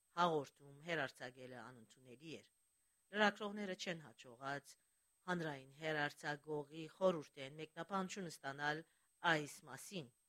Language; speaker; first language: Armenian; early bilingual, heritage; Armenian